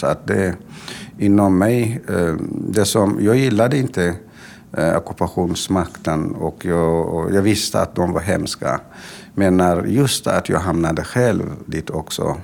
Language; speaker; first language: Swedish; non-native, fluent; Tigrinya